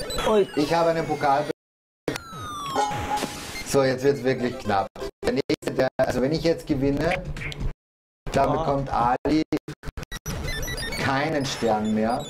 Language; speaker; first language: German; native; German